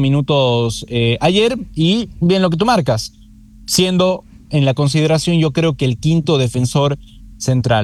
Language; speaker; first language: Spanish; native; Spanish